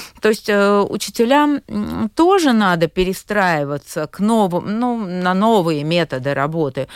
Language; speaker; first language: Russian; native; Russian